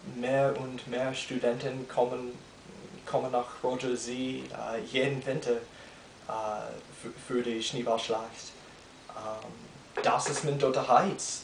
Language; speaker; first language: German; non-native, learner; English